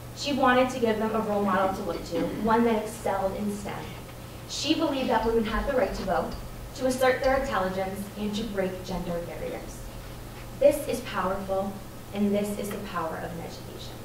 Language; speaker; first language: English; native; English